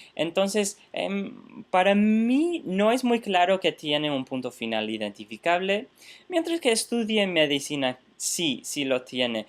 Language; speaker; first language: Spanish; non-native, fluent; English